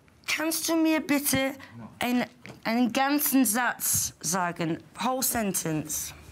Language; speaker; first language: German; non-native, fluent; English